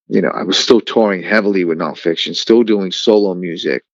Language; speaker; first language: English; native; English